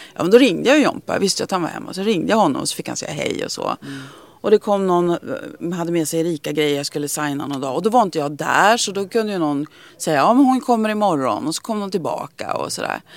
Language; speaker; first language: Swedish; native; Swedish